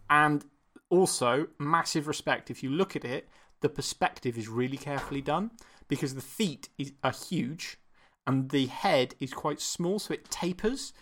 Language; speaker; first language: English; native; English